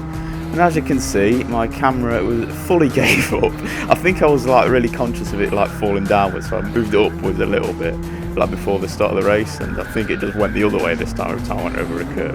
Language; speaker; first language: English; native; English